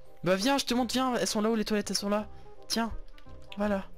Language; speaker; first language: French; native; French